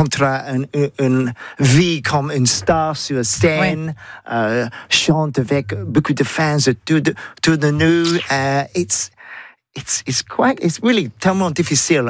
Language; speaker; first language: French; non-native, learner; English